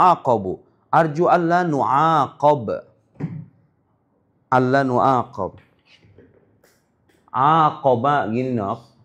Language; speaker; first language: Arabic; non-native, fluent; Indonesian